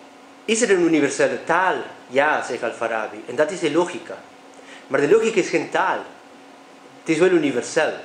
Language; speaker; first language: Dutch; non-native, fluent; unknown